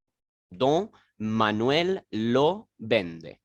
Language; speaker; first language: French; non-native, learner; Spanish